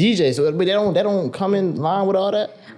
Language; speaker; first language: English; native; English